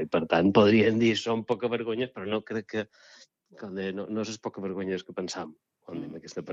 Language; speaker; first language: Catalan; native; Catalan